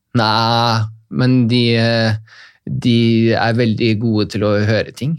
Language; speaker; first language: Norwegian; early bilingual, other home language; Russian